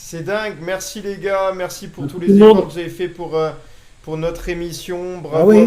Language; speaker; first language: French; native; French